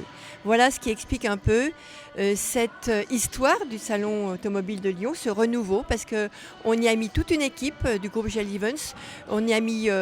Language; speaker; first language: French; native; French